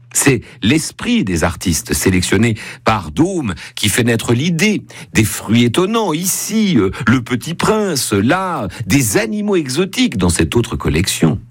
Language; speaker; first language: French; native; French